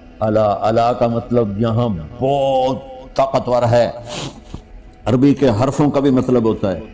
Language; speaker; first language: Urdu; non-native, local second language; Punjabi